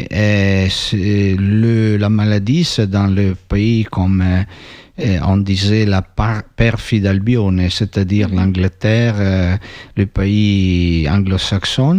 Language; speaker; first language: French; non-native, fluent; Italian